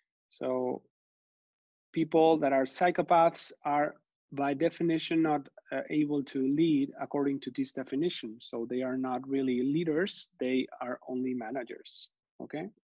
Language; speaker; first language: English; non-native, fluent; Spanish